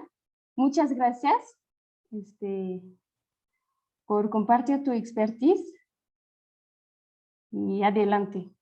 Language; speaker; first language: Spanish; non-native, fluent; French